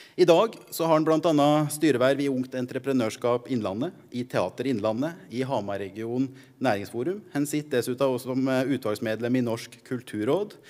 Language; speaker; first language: Norwegian; native; Norwegian